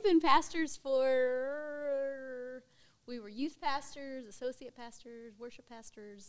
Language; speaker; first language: English; native; English